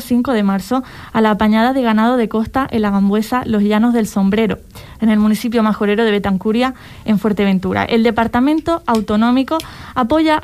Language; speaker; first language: Spanish; native; Spanish